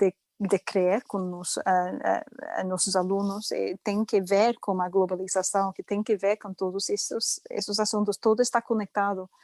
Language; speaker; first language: Portuguese; non-native, fluent; English